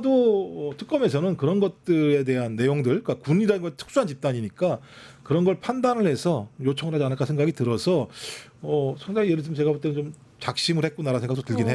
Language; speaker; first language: Korean; native; Korean